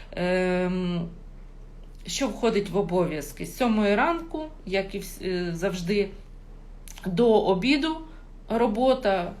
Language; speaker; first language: Ukrainian; non-native, local second language; Russian